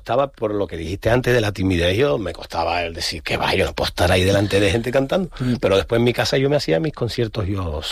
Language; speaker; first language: Spanish; native; Spanish